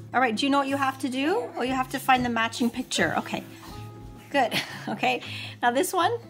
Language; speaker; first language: English; early bilingual, other home language; Japanese